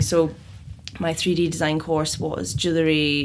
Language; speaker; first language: English; native; English